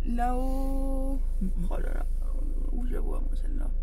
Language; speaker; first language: French; native; French